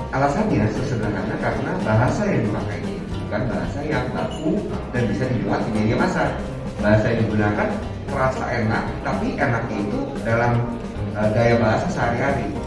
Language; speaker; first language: Indonesian; non-native, local second language; Minangkabau